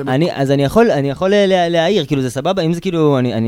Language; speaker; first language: Hebrew; native; Hebrew